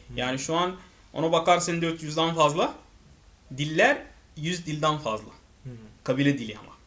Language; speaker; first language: Turkish; non-native, fluent; Arabic